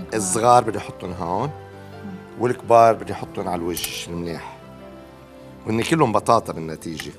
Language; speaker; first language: Arabic; native; Arabic